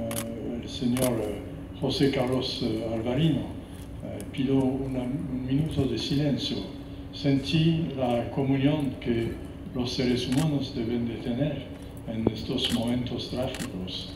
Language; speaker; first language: Spanish; non-native, fluent; French